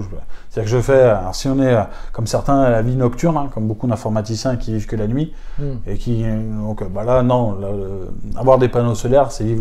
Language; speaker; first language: French; native; French